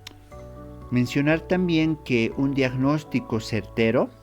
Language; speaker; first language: Spanish; native; Spanish